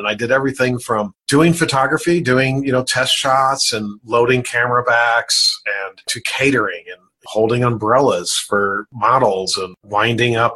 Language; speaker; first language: English; native; English